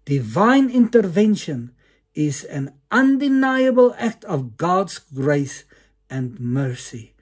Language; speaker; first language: English; non-native, local second language; Afrikaans